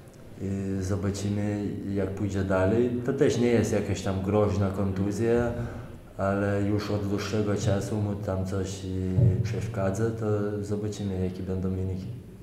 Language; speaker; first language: Polish; non-native, fluent; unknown